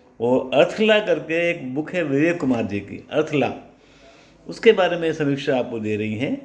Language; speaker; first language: Hindi; native; Hindi